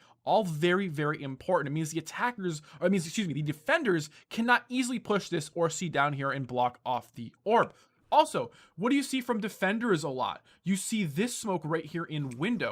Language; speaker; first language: English; native; English